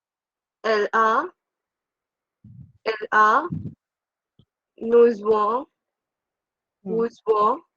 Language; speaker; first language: French; non-native, learner; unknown